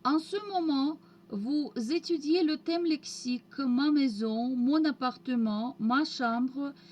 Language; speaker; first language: French; non-native, fluent; Russian